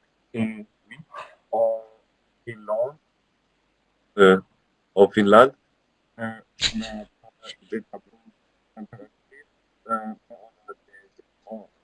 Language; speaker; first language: French; non-native, learner; Finnish